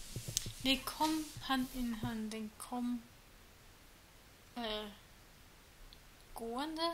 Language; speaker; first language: Swedish; non-native, learner; German